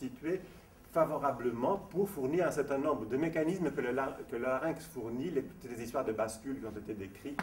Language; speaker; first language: French; non-native, fluent; Italian